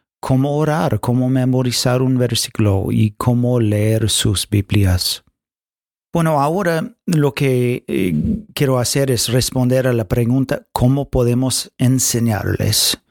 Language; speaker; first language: Spanish; non-native, fluent; English